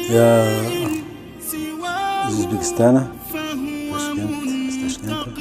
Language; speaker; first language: Russian; non-native, local second language; Uzbek